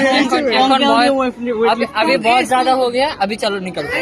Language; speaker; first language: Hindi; non-native, local second language; Bangla